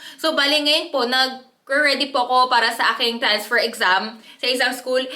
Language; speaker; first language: Filipino; early bilingual, other home language; Korean